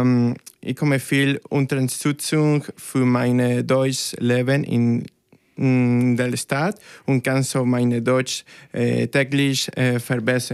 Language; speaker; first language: German; non-native, learner; Spanish